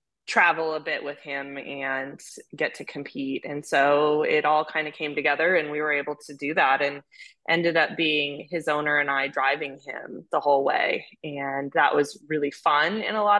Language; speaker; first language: English; native; English